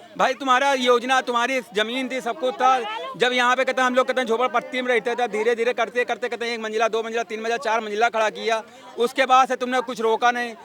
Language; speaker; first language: Hindi; native; Hindi